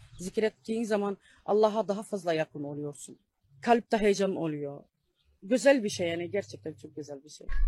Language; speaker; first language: Turkish; non-native, fluent; Arabic